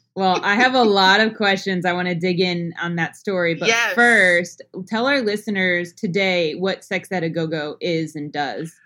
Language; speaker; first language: English; native; English